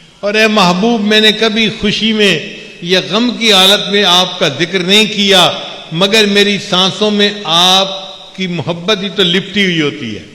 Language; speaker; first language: Urdu; non-native, local second language; Punjabi